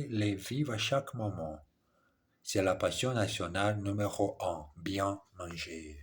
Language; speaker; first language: French; non-native, learner; English